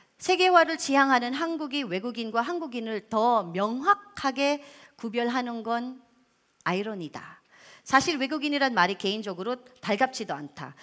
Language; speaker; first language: Korean; non-native, fluent; Filipino